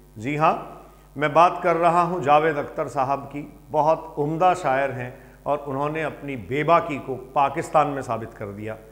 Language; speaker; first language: Hindi; native; Hindi